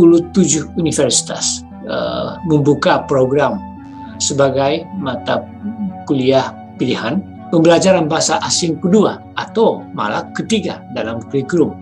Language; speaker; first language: Indonesian; non-native, fluent; Japanese